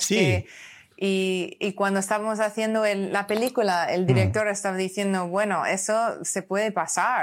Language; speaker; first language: Spanish; non-native, learner; English